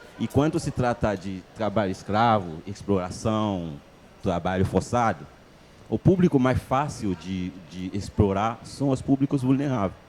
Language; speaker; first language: Portuguese; non-native, fluent; Haitian Creole